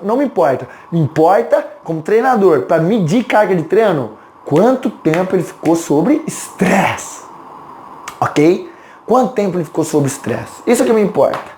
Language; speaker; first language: Portuguese; native; Portuguese